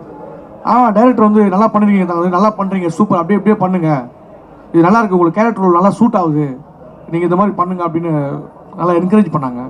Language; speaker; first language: Tamil; native; Tamil